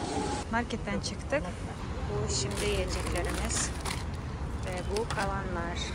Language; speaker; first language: Turkish; non-native, fluent; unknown